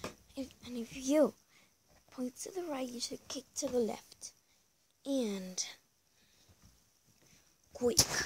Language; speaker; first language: English; non-native, learner; Spanish